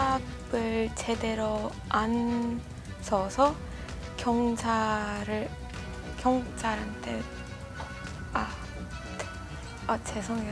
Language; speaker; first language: Korean; non-native, fluent; Persian